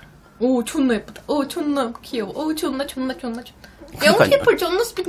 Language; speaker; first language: Korean; non-native, learner; Turkish